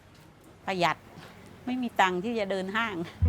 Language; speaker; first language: Thai; native; Thai